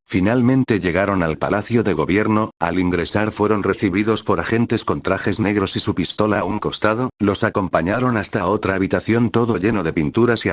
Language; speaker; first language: Spanish; native; Spanish